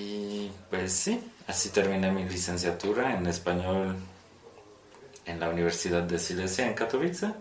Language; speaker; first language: Spanish; non-native, fluent; Polish